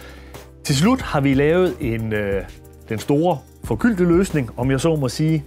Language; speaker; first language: Danish; native; Danish